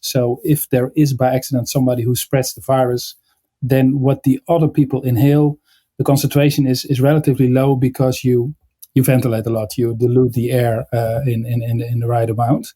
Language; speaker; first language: English; non-native, fluent; Dutch